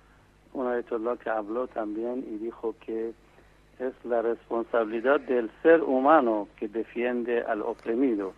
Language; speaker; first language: Spanish; non-native, fluent; Persian